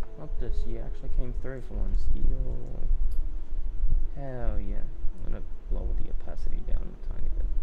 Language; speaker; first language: English; native; English